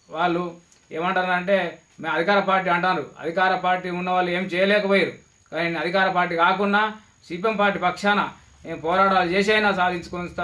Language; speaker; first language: Telugu; native; Telugu